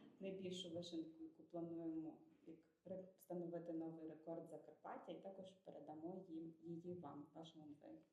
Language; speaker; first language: Ukrainian; native; Ukrainian